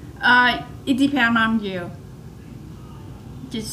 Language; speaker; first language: English; non-native, learner; Vietnamese